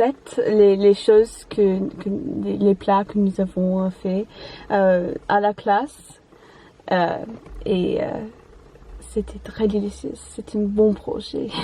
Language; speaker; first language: French; non-native, learner; English